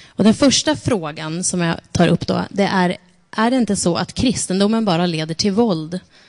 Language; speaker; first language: Swedish; native; Swedish